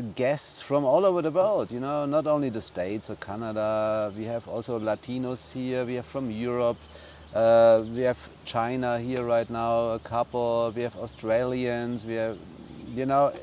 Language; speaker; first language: English; non-native, fluent; German